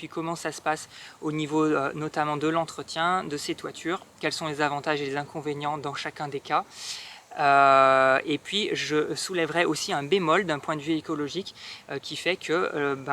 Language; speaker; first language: French; native; French